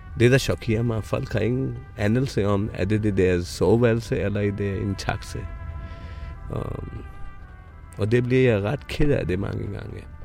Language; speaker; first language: Danish; non-native, fluent; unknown